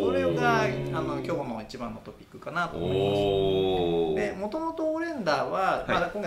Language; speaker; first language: Japanese; native; Japanese